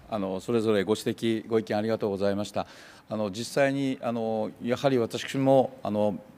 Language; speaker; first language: Japanese; native; Japanese